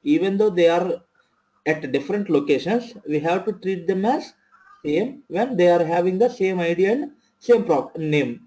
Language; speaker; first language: English; non-native, local second language; Telugu